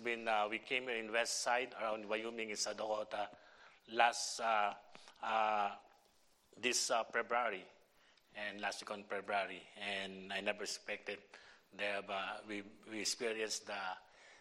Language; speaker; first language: English; non-native, local second language; Filipino